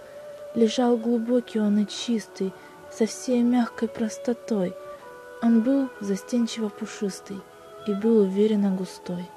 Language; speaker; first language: Russian; native; Russian